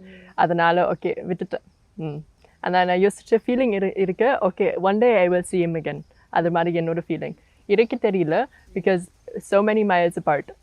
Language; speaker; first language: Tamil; non-native, learner; German